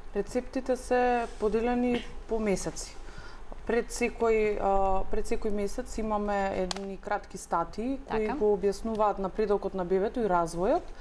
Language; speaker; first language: Macedonian; native; Macedonian